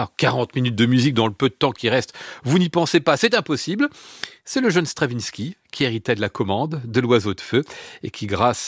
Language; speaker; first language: French; native; French